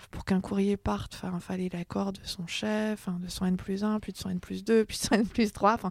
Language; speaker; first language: French; native; French